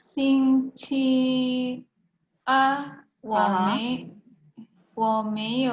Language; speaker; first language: Chinese; non-native, learner; Indonesian